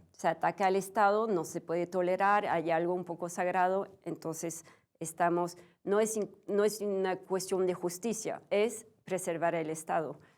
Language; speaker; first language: Spanish; non-native, fluent; French